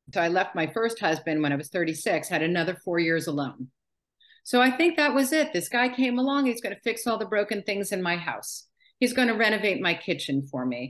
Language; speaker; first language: English; native; English